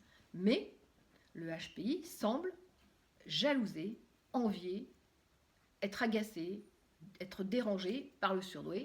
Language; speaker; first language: French; native; French